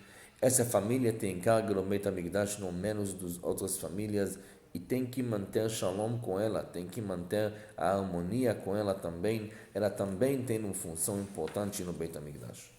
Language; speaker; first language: Portuguese; non-native, fluent; Hebrew